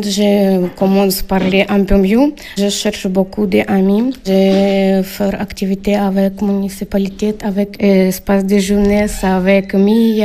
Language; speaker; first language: French; non-native, learner; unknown